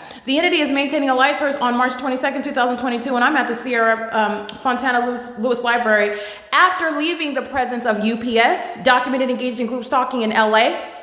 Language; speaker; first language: English; native; English